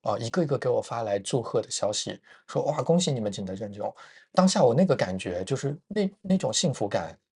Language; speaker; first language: Chinese; native; Chinese